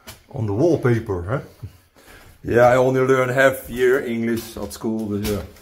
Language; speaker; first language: English; non-native, learner; Dutch